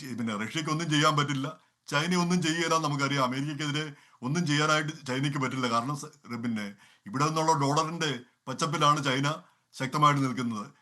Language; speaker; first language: Malayalam; native; Malayalam